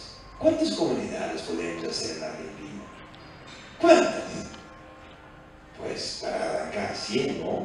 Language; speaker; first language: Spanish; non-native, fluent; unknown